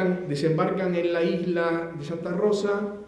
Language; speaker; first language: Spanish; native; Spanish